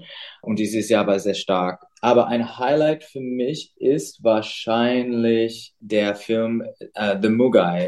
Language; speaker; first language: German; non-native, fluent; English